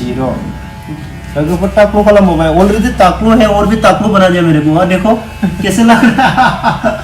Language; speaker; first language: Hindi; non-native, local second language; Bodo